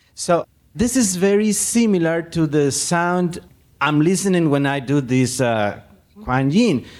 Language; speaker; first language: English; non-native, fluent; Spanish